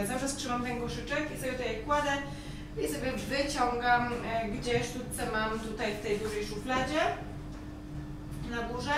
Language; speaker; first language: Polish; native; Polish